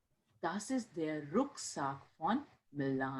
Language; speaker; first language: German; non-native, fluent; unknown